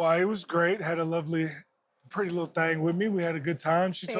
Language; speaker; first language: English; native; English